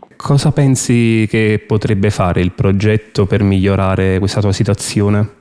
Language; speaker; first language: Italian; native; Italian